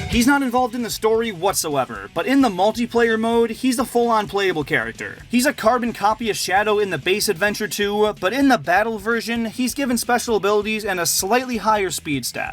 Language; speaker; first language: English; native; English